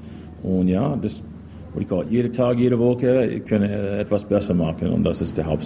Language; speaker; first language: German; non-native, learner; English